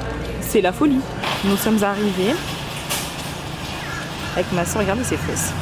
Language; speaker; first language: French; native; French